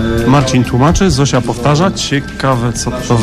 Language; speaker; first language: Polish; native; Polish